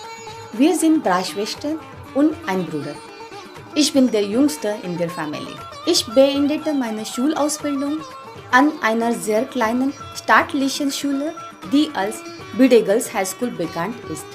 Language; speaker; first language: German; non-native, fluent; Marathi